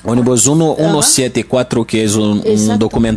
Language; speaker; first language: Spanish; non-native, learner; Portuguese